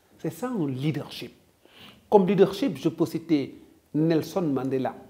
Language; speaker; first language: French; non-native, local second language; Wolof